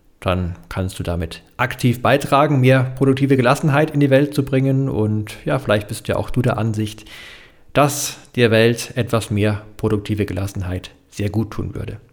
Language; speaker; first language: German; native; German